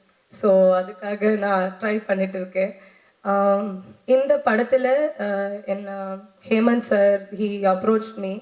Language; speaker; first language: Tamil; non-native, learner; Kannada